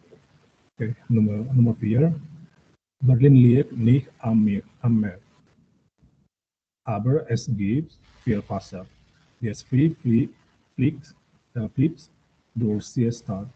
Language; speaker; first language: German; non-native, learner; Indonesian